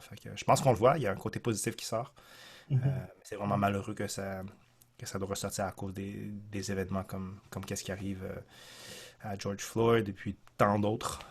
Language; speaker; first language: French; native; French